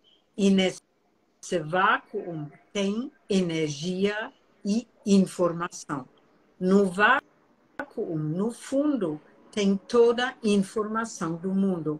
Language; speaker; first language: Portuguese; non-native, fluent; German